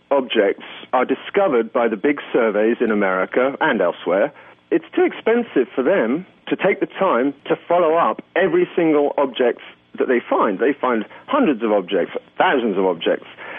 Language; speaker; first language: English; native; English